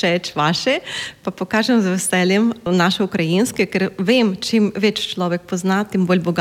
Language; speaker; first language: Slovenian; non-native, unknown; Ukrainian